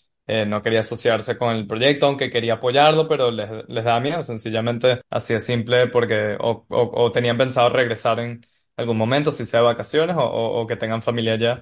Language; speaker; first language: Spanish; native; Spanish